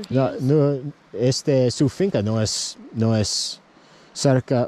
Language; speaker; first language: Spanish; non-native, learner; English